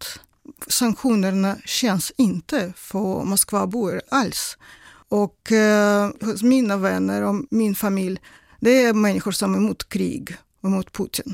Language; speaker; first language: Swedish; non-native, fluent; Russian